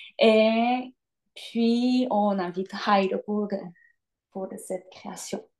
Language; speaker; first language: French; non-native, fluent; Spanish